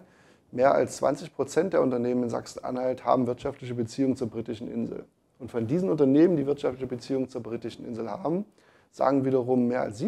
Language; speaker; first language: German; native; German